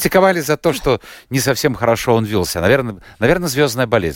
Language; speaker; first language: Russian; native; Russian